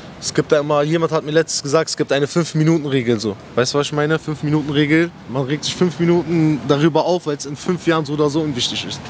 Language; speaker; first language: German; native; German